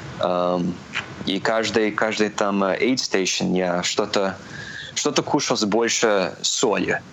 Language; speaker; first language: Russian; early bilingual, heritage; Russian